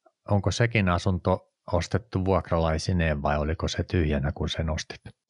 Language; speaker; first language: Finnish; native; Finnish